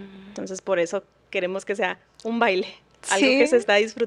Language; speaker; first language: Spanish; native; Spanish